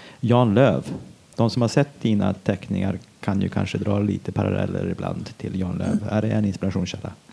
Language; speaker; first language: Swedish; native; Swedish